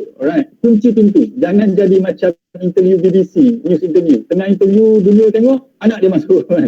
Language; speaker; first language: Malay; native; Malay